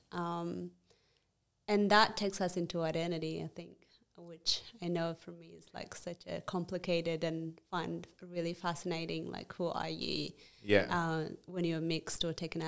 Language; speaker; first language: English; non-native, fluent; Amharic